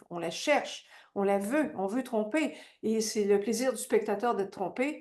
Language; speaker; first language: French; native; French